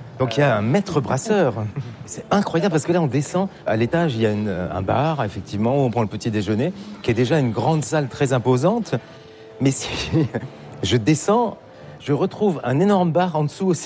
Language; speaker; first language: French; native; French